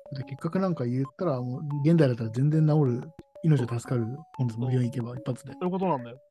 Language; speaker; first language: Japanese; native; Japanese